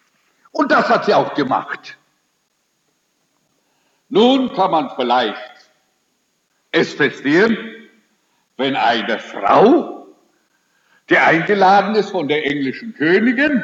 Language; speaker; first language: German; early bilingual, heritage; German